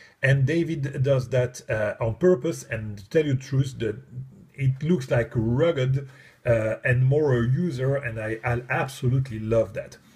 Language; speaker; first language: English; non-native, fluent; French